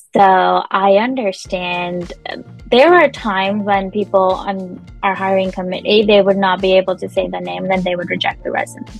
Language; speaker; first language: English; non-native, local second language; Punjabi